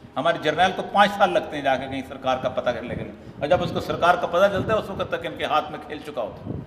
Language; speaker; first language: Urdu; non-native, local second language; Punjabi